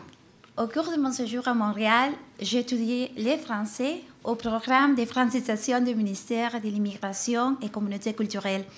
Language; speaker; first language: French; non-native, fluent; Spanish